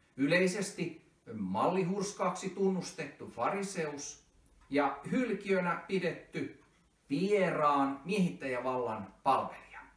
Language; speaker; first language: Finnish; native; Finnish